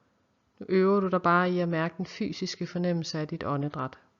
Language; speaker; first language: Danish; native; Danish